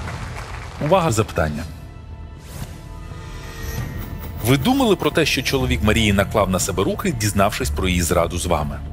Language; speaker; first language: Ukrainian; native; Ukrainian